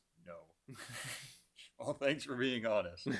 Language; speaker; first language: English; native; English